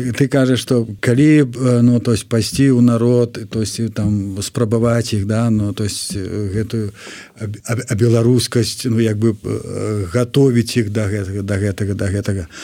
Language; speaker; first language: Belarusian; non-native, local second language; Russian